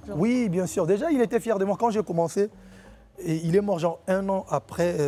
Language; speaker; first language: French; non-native, local second language; Lingala